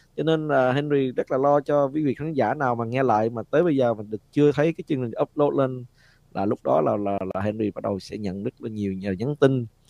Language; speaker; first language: Vietnamese; early bilingual, heritage; Vietnamese